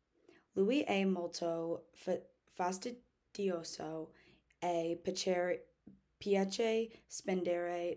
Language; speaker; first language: Italian; non-native, learner; English